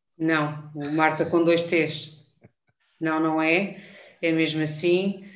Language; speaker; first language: Portuguese; native; Portuguese